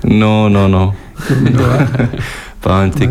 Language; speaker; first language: French; non-native, learner; German